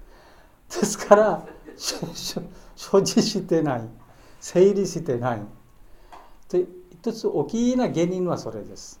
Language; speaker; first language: Japanese; non-native, learner; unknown